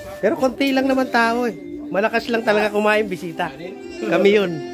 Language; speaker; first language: Filipino; native; Filipino